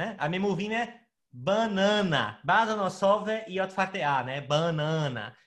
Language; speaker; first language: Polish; non-native, fluent; Portuguese